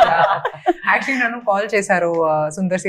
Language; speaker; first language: Telugu; non-native, fluent; Hindi